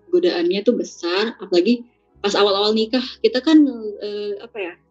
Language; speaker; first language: Indonesian; native; Indonesian